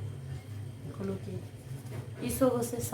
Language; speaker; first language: Portuguese; non-native, learner; Haitian Creole